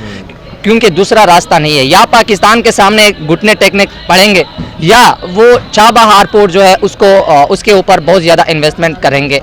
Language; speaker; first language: Hindi; non-native, local second language; Pashto